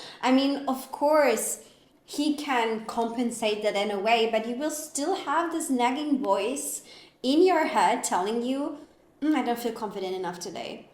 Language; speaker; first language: English; non-native, fluent; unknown